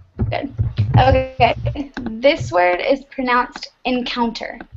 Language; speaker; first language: English; non-native, fluent; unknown